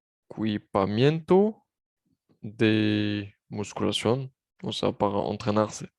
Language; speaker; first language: Spanish; non-native, learner; French